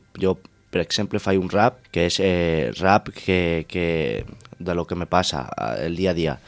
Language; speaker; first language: Catalan; non-native, local second language; Spanish